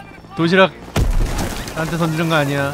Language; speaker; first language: Korean; native; Korean